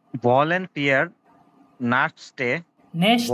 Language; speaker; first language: German; non-native, learner; Bangla